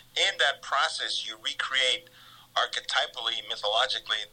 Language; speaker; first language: English; early bilingual, other home language; Spanish